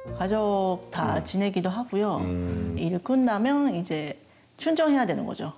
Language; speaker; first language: Korean; non-native, fluent; Japanese